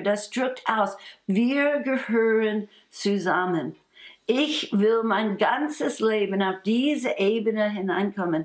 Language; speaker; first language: German; non-native, fluent; English